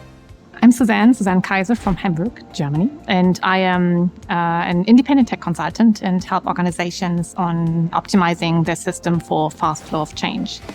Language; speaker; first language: English; non-native, fluent; German